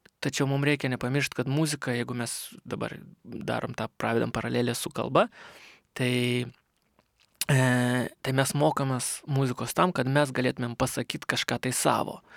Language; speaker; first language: Lithuanian; non-native, local second language; Russian